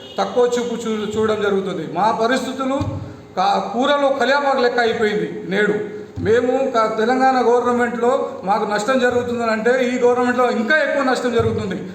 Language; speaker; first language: Telugu; non-native, local second language; Urdu